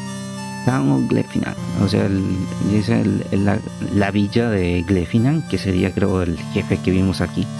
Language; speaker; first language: Spanish; native; Spanish